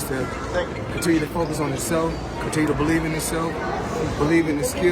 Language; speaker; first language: English; native; English